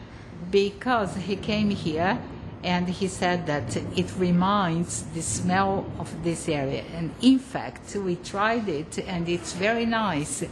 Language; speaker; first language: English; non-native, fluent; Portuguese